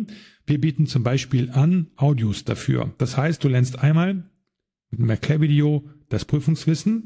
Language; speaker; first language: German; native; German